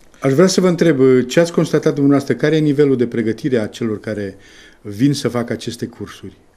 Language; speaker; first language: Romanian; native; Romanian